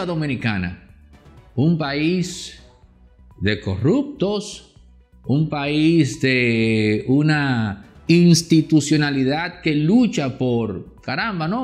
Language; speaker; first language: Spanish; native; Spanish